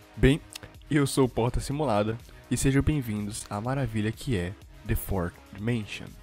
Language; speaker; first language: Portuguese; native; Portuguese